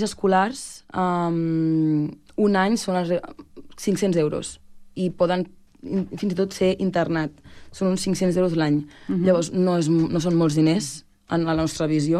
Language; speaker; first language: Catalan; native; Catalan